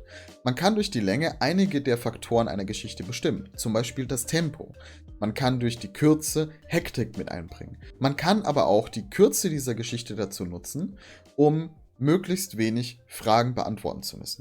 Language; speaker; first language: German; native; German